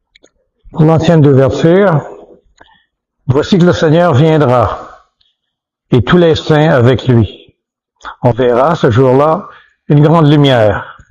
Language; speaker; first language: French; native; French